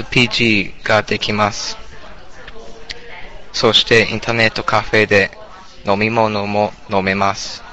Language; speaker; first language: Japanese; non-native, learner; English